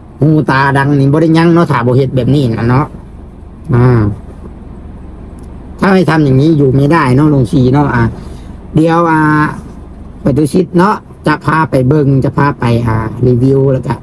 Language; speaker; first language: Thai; non-native, local second language; Lao